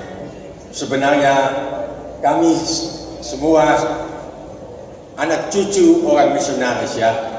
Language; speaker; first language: Indonesian; non-native, fluent; Dutch